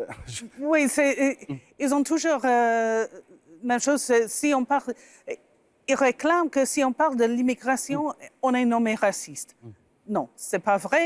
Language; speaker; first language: French; non-native, fluent; English